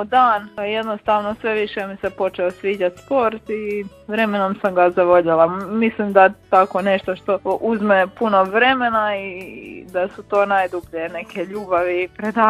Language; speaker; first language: Croatian; native; Croatian